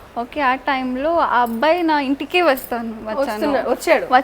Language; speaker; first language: Telugu; non-native, learner; Kannada